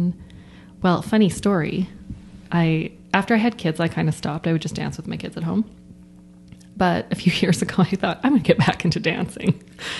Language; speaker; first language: English; native; English